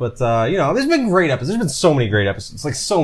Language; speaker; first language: English; native; English